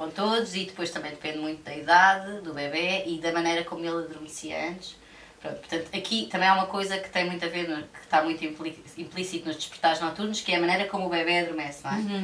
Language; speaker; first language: Portuguese; native; Portuguese